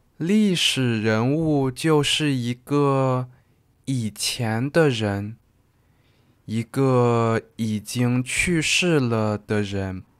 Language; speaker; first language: Chinese; native; Chinese